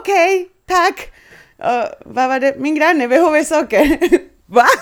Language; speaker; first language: Swedish; non-native, learner; Spanish